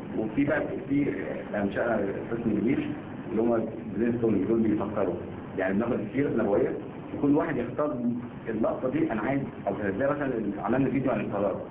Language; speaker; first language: Arabic; native; Arabic